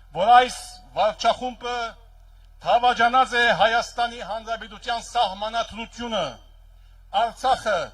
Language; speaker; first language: Armenian; early bilingual, heritage; Armenian